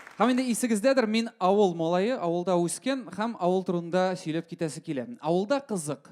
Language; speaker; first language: Tatar; non-native, local second language; Russian